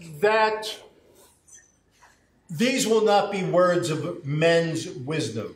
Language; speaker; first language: English; native; English